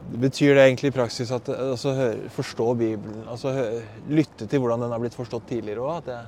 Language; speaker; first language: Norwegian; native; Norwegian